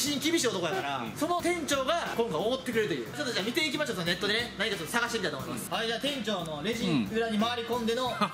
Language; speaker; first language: Japanese; native; Japanese